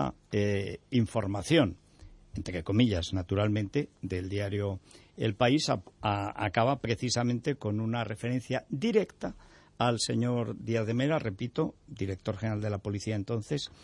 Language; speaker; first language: Spanish; native; Spanish